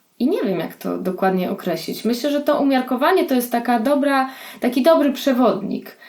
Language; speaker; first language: Polish; native; Polish